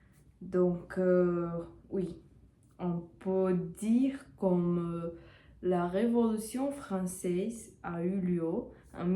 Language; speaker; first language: French; non-native, learner; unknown